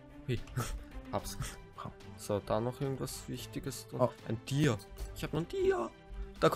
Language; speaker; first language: German; native; German